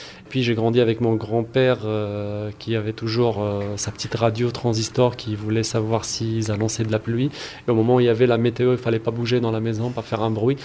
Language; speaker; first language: French; non-native, local second language; Arabic